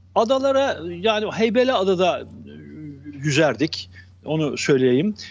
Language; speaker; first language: Turkish; native; Turkish